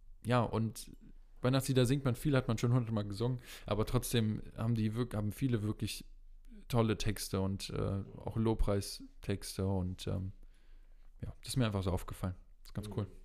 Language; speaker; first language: German; native; German